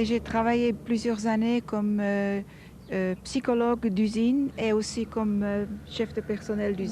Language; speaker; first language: French; non-native, fluent; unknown